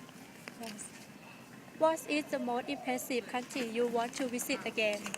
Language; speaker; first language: English; non-native, learner; Thai